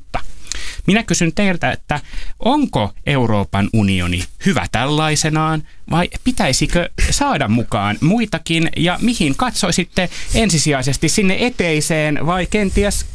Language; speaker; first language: Finnish; native; Finnish